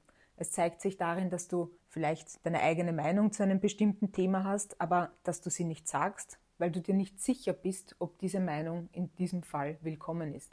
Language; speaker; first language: German; native; German